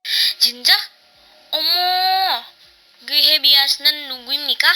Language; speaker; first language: Korean; non-native, learner; Indonesian